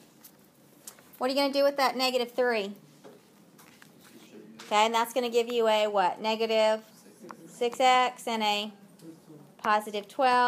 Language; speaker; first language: English; native; English